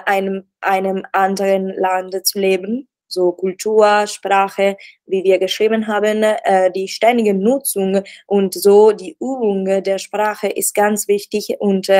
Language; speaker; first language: German; non-native, learner; Italian